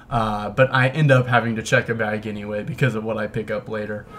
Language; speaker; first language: English; native; English